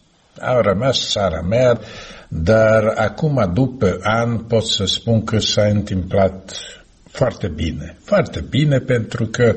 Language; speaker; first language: Romanian; non-native, learner; Slovak